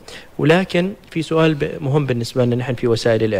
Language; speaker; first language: Arabic; native; Arabic